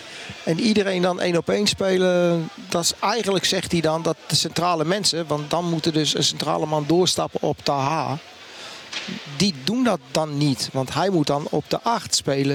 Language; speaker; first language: Dutch; native; Dutch